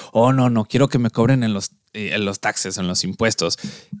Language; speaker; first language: Spanish; early bilingual, other home language; English